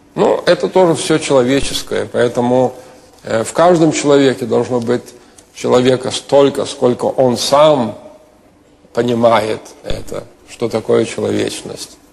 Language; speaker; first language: Russian; non-native, local second language; Lithuanian